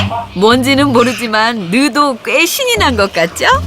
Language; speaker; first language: Korean; native; Korean